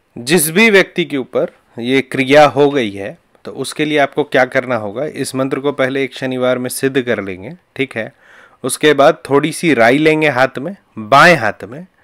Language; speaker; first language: Hindi; native; Hindi